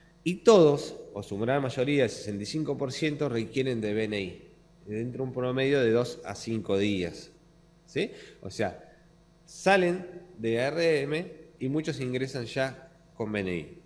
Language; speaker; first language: Spanish; native; Spanish